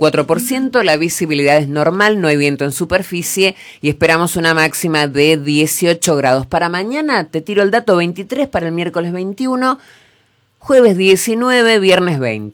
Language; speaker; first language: Spanish; native; Spanish